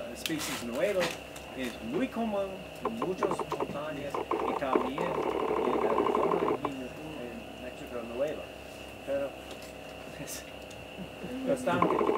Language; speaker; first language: Spanish; non-native, learner; English